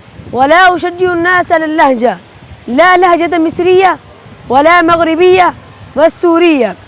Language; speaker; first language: Arabic; non-native, learner; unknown